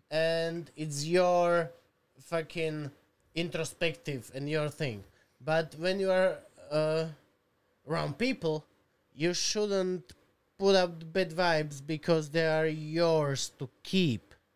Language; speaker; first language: English; non-native, fluent; Slovak